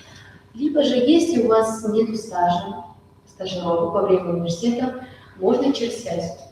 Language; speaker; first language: Russian; non-native, local second language; Kazakh